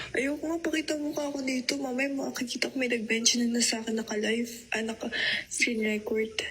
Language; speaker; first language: Filipino; non-native, local second language; Korean